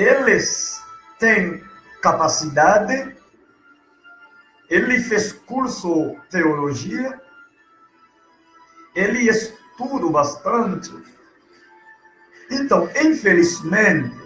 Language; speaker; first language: Portuguese; non-native, learner; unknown